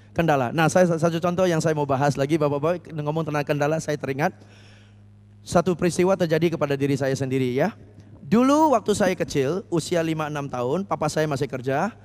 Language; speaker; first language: Indonesian; non-native, fluent; English